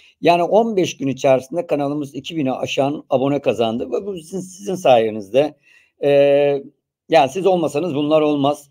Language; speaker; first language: Turkish; native; Turkish